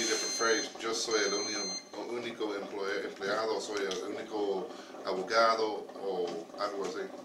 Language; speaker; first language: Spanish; non-native, learner; English